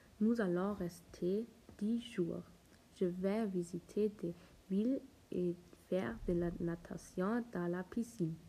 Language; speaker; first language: French; non-native, learner; German